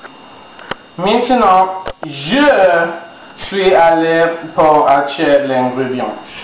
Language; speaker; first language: French; non-native, learner; English